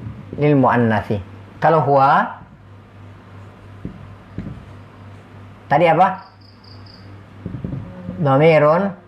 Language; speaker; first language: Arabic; non-native, fluent; Indonesian